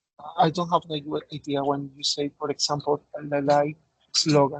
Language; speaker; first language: English; non-native, learner; Spanish